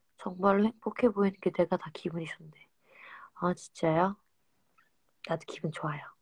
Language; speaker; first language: Korean; native; Korean